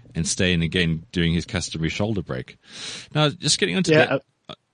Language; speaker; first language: English; native; English